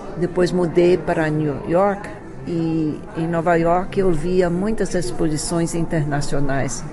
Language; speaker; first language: Portuguese; early bilingual, other home language; Chinese